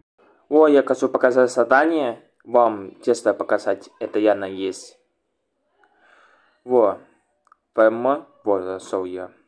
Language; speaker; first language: Russian; non-native, local second language; Latvian